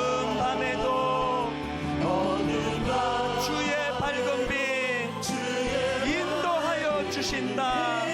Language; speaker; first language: Korean; native; Korean